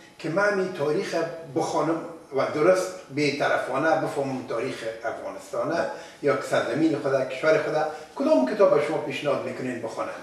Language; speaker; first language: Persian; native; Persian